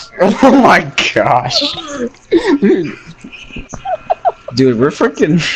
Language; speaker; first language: English; native; English